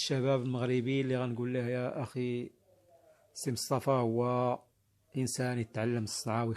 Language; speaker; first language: Arabic; native; Arabic